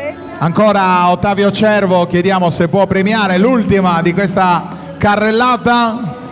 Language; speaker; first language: Italian; native; Italian